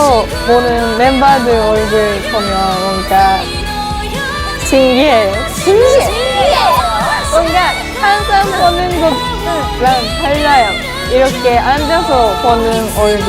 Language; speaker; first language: Korean; non-native, fluent; Japanese